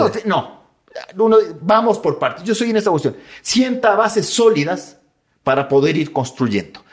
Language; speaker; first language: Spanish; native; Spanish